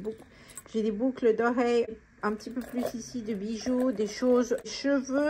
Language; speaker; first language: French; non-native, fluent; Spanish